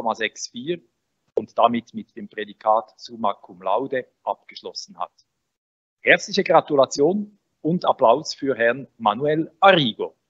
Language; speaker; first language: German; native; German